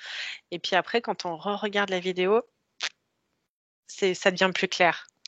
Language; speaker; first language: French; native; French